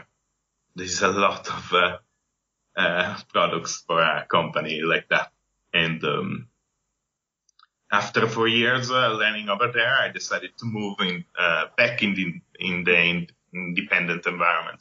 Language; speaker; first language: English; non-native, fluent; Italian